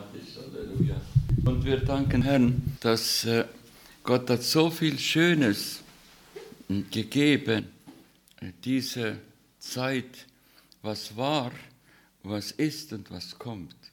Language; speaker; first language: German; non-native, fluent; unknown